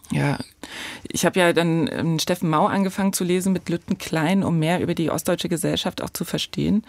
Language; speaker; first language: German; native; German